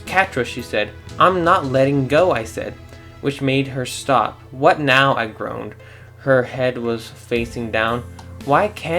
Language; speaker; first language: English; native; English